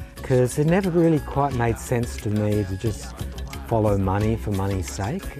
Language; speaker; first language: English; native; English